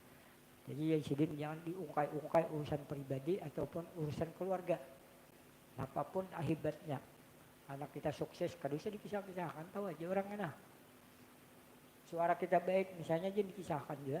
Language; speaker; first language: Indonesian; non-native, local second language; Banjar